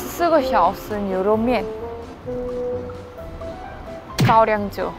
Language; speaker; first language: Chinese; non-native, fluent; Korean